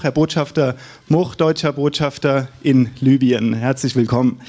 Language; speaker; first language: German; native; German